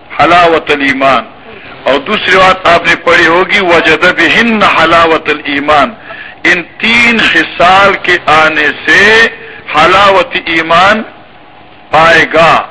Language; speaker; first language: Urdu; non-native, local second language; Pashto